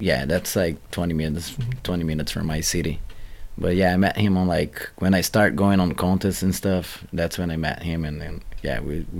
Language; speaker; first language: English; non-native, fluent; Portuguese